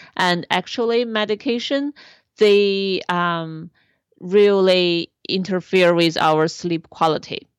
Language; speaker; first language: English; non-native, fluent; Chinese